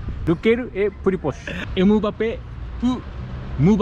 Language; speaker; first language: French; non-native, learner; Japanese